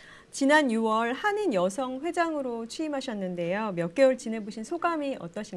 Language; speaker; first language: Korean; native; Korean